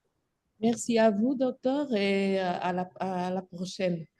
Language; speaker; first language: French; non-native, learner; Spanish